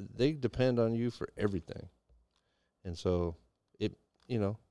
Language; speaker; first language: English; native; English